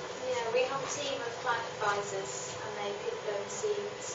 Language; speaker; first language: English; native; English